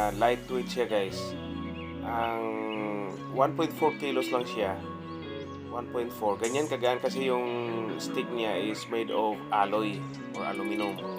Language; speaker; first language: Filipino; non-native, local second language; Cebuano